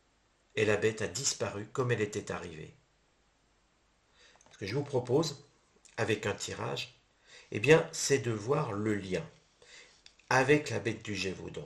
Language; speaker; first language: French; native; French